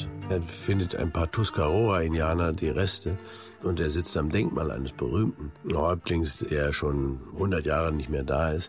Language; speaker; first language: German; native; German